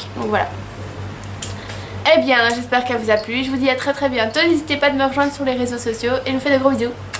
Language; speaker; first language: French; native; French